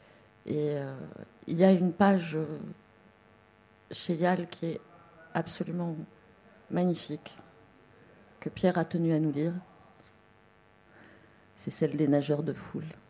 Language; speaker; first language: French; native; French